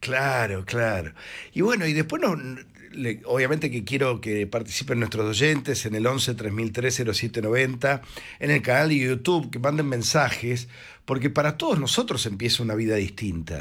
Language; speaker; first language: Spanish; native; Spanish